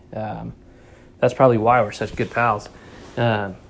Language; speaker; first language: English; native; English